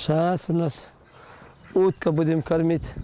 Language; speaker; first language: Russian; non-native, learner; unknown